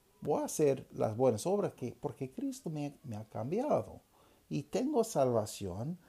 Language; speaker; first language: Spanish; non-native, fluent; English